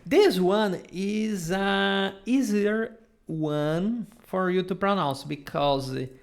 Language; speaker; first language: English; non-native, fluent; Portuguese